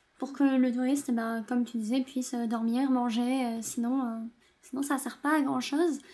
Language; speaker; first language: French; native; French